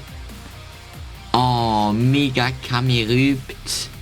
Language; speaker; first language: French; non-native, learner; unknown